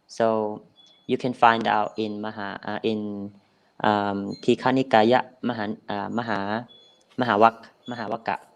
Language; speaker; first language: English; non-native, fluent; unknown